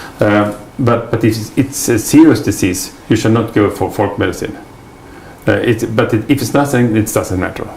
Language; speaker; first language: English; non-native, fluent; Swedish